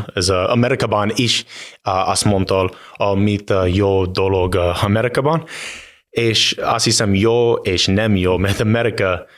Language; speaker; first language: Hungarian; non-native, fluent; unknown